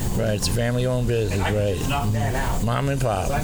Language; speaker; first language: English; native; English